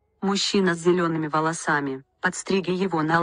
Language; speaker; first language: Russian; native; Russian